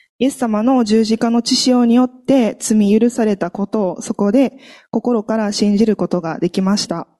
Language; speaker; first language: Japanese; native; Japanese